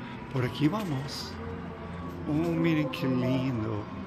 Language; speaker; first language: Spanish; native; Spanish